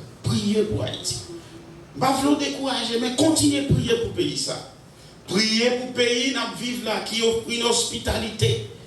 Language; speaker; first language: French; non-native, local second language; Haitian Creole